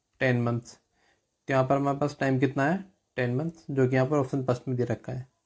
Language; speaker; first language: Hindi; native; Hindi